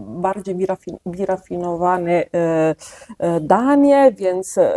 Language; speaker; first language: Polish; non-native, fluent; Italian